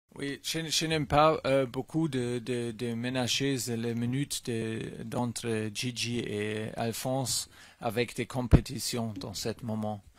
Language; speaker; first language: French; non-native, learner; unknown